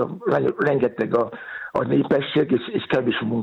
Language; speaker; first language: Hungarian; non-native, learner; Yoruba